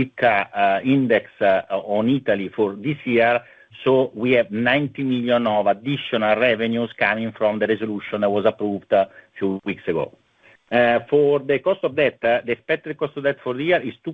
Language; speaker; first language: English; non-native, fluent; Italian